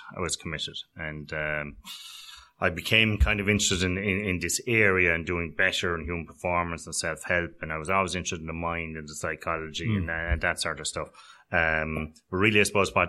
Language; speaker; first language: English; native; English